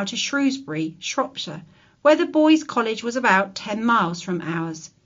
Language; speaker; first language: English; native; English